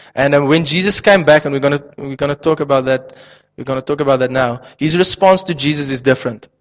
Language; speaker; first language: English; non-native, local second language; Afrikaans